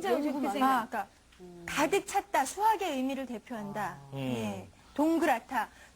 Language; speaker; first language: Korean; native; Korean